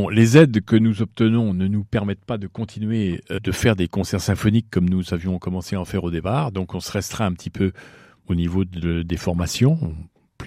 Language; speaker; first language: French; native; French